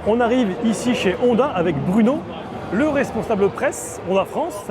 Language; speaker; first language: French; native; French